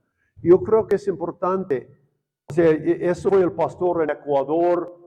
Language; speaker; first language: Spanish; non-native, fluent; English